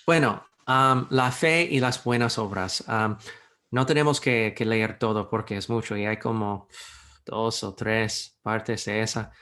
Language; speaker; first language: Spanish; non-native, fluent; English